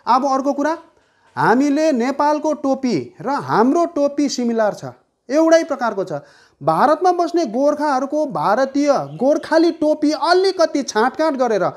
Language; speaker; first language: Nepali; native; Nepali